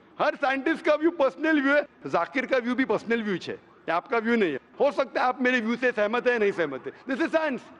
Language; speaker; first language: Hindi; non-native, local second language; Konkani